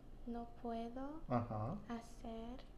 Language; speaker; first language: Spanish; non-native, learner; English